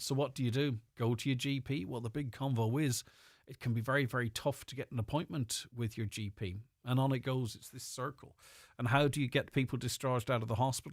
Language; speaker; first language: English; native; English